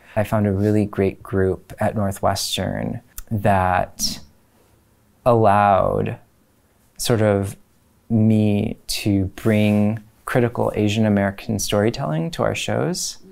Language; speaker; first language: English; native; English